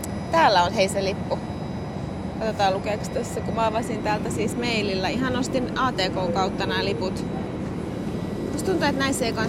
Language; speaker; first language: Finnish; native; Finnish